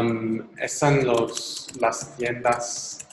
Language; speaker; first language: Spanish; non-native, learner; English